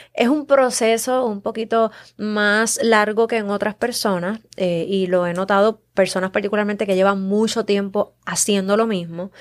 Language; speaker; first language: Spanish; native; Spanish